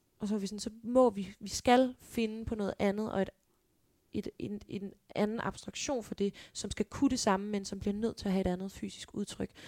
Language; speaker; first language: Danish; native; Danish